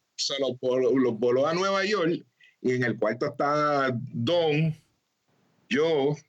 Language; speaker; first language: Spanish; early bilingual, heritage; Spanish